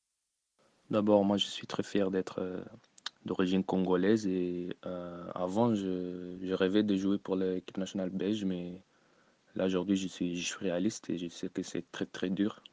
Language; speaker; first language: French; early bilingual, other home language; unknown